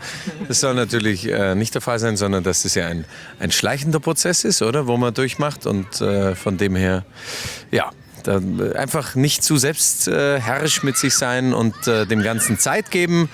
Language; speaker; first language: German; native; German